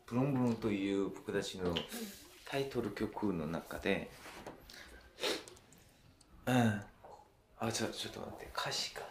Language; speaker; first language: Japanese; non-native, learner; Korean